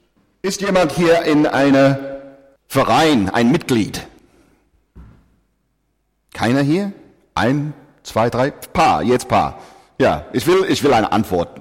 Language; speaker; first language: German; non-native, fluent; English